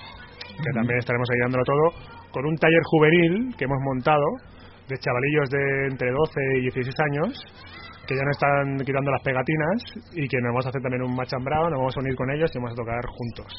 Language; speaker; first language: Spanish; native; Spanish